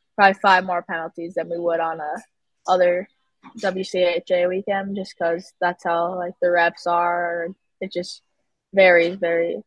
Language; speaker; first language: English; native; English